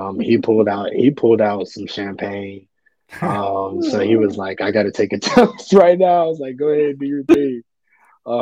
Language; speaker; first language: English; native; English